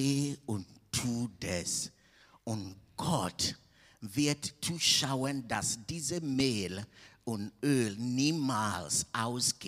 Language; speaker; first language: German; non-native, fluent; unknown